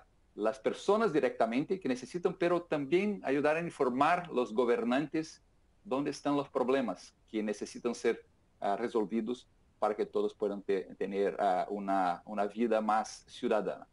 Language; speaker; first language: Spanish; non-native, fluent; Portuguese